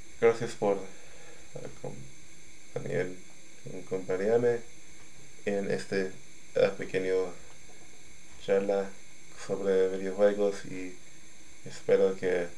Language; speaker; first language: Spanish; non-native, learner; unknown